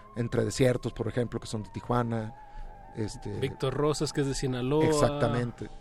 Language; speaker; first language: Spanish; native; Spanish